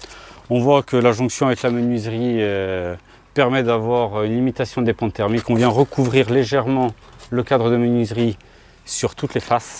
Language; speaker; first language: French; native; French